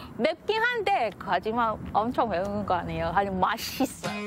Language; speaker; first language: Korean; non-native, learner; Igbo